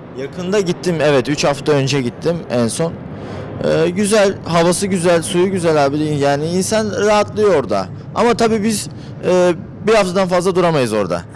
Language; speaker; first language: Turkish; native; Turkish